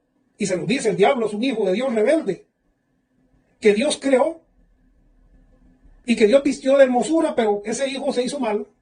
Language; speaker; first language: Spanish; native; Spanish